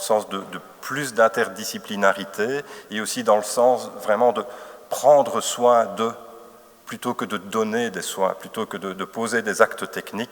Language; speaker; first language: French; native; French